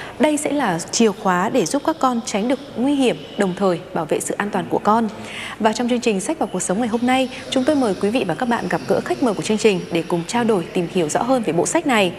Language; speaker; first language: Vietnamese; native; Vietnamese